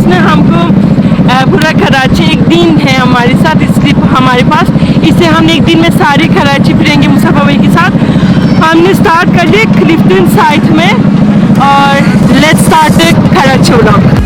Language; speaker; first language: Hindi; non-native, learner; Turkish